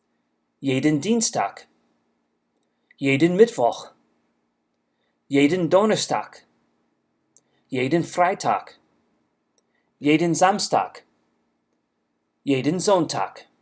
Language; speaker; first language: German; non-native, fluent; English